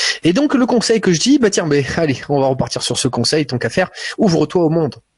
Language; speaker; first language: French; native; French